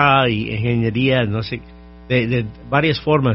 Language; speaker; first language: Spanish; non-native, fluent; English